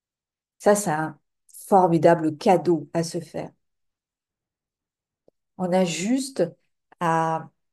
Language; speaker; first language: French; native; French